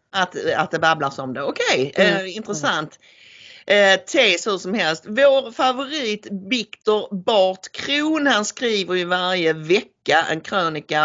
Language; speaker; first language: Swedish; native; Swedish